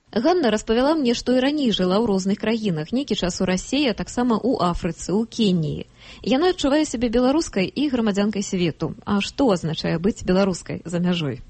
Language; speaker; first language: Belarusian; native; Belarusian